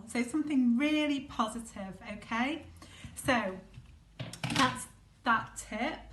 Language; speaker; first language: English; native; English